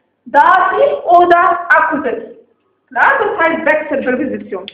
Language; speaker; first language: German; non-native, fluent; Arabic